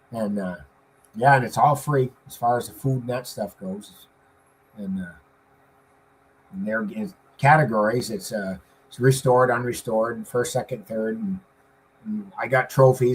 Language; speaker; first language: English; native; English